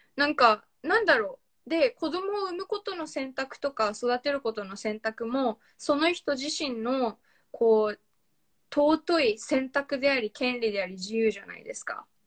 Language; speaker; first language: Japanese; native; Japanese